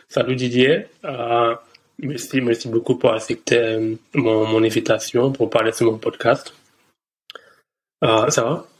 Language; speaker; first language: French; non-native, learner; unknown